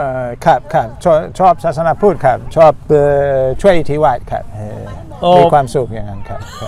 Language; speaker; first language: Thai; non-native, fluent; English